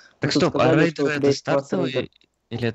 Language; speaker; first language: Russian; native; Russian